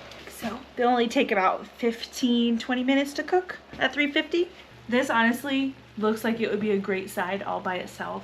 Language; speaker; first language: English; native; English